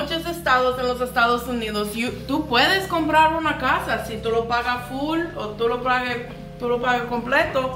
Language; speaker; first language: Spanish; non-native, fluent; English